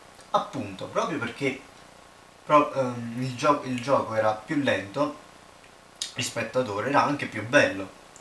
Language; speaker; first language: Italian; native; Italian